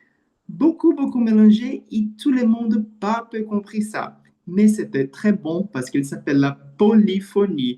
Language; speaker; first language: French; non-native, learner; Portuguese